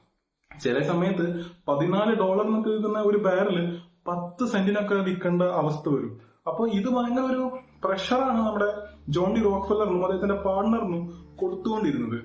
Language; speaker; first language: Malayalam; native; Malayalam